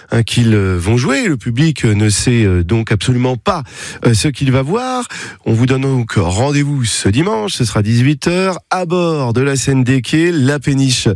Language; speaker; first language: French; native; French